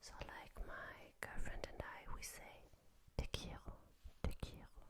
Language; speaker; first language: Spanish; non-native, learner; German